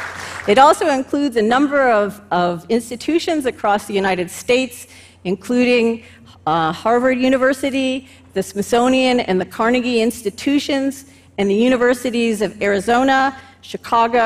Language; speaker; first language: English; native; English